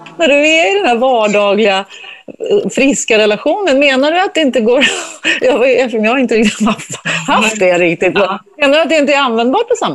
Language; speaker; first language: Swedish; native; Swedish